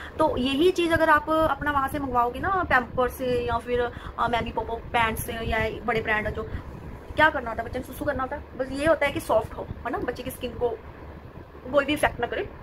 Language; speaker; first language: Hindi; non-native, local second language; Punjabi